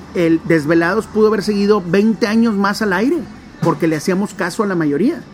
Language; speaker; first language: Spanish; non-native, local second language; English